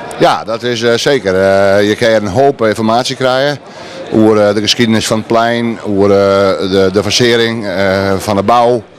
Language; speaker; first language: Dutch; non-native, local second language; Western Frisian